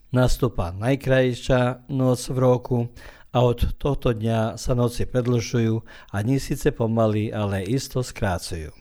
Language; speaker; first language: Slovak; early bilingual, heritage; Slovak